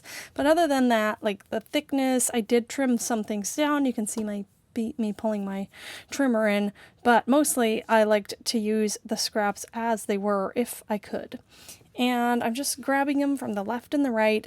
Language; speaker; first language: English; native; English